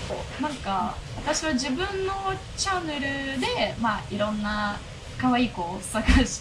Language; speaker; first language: Japanese; non-native, fluent; Russian